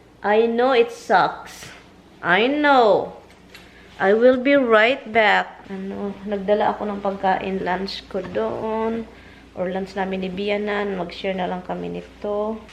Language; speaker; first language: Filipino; non-native, local second language; Cebuano